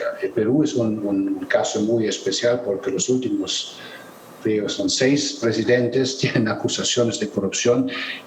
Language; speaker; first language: Spanish; non-native, fluent; German